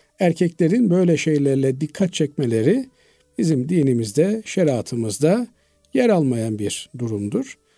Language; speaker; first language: Turkish; native; Turkish